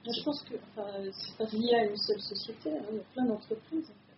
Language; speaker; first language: French; native; French